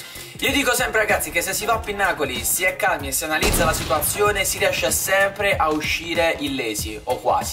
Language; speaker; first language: Italian; native; Italian